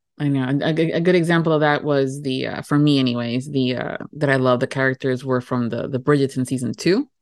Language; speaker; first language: English; native; English